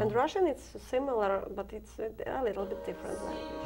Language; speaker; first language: English; non-native, learner; Ukrainian